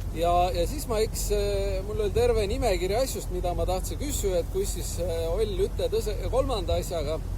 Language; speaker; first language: Estonian; native; Estonian